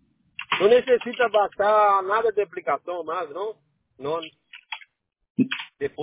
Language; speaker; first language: Spanish; non-native, learner; Portuguese